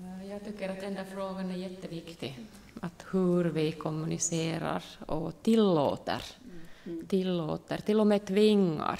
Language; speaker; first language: Swedish; non-native, local second language; Finnish